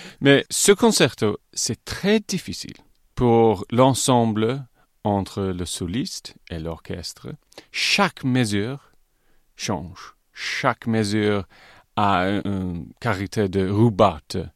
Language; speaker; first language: French; non-native, fluent; English